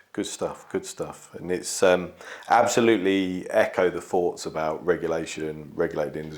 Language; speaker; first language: English; native; English